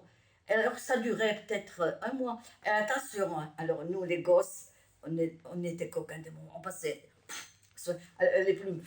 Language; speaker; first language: French; early bilingual, other home language; Polish